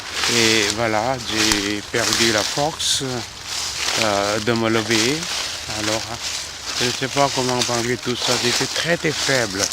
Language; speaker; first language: French; non-native, fluent; Korean